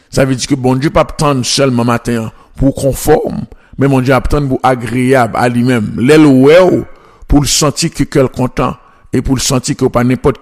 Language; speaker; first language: French; non-native, local second language; Haitian Creole